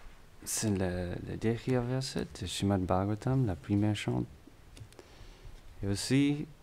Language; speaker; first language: French; non-native, learner; English